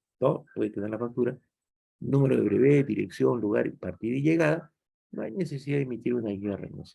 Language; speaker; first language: Spanish; native; Spanish